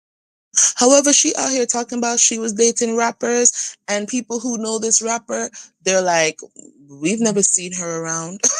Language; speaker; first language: English; native; English